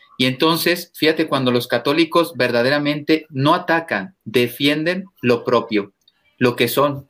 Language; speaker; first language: Spanish; native; Spanish